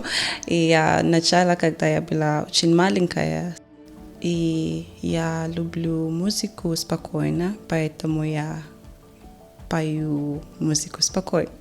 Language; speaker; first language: Russian; non-native, learner; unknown